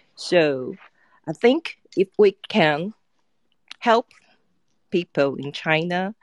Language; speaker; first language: English; non-native, fluent; Chinese